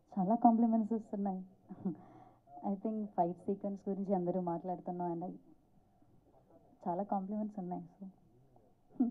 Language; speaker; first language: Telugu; non-native, learner; Malayalam